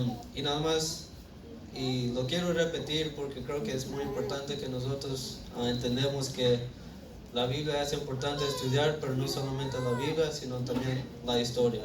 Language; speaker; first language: Spanish; early bilingual, heritage; Spanish